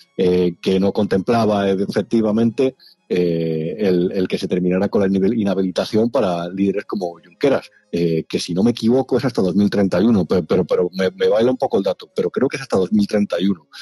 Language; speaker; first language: Spanish; native; Spanish